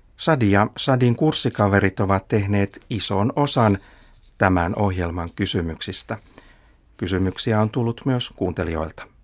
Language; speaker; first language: Finnish; native; Finnish